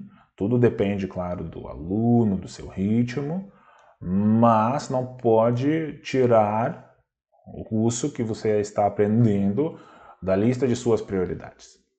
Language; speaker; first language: Portuguese; non-native, fluent; Russian